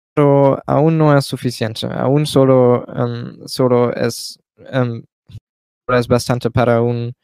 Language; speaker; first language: Spanish; non-native, learner; German